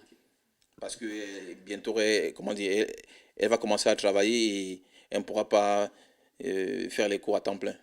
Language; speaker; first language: French; non-native, fluent; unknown